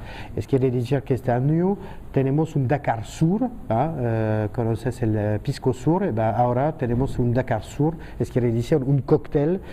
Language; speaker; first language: Spanish; non-native, fluent; French